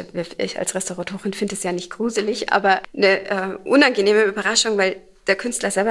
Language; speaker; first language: German; native; German